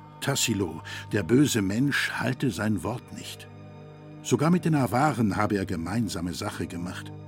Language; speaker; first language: German; native; German